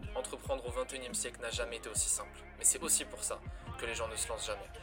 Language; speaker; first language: French; native; French